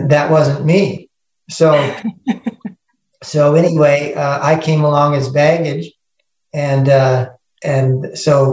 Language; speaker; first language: English; native; English